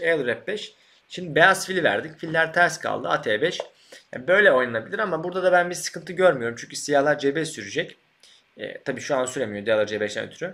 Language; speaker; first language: Turkish; native; Turkish